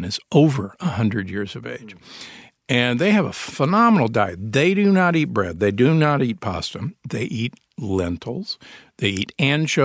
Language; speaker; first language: English; native; English